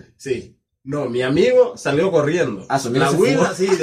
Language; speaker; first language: Spanish; non-native, fluent; Swahili